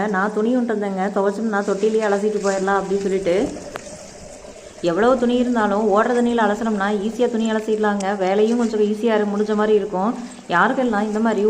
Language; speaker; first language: Tamil; native; Tamil